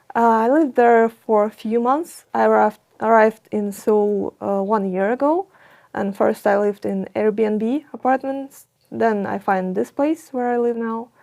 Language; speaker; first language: English; non-native, fluent; Russian